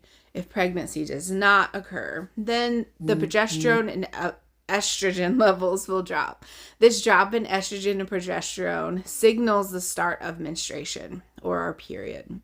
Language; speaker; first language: English; native; English